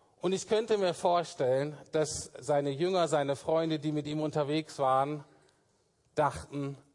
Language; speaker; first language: German; native; German